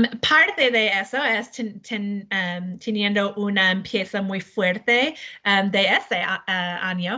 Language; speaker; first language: Spanish; non-native, learner; English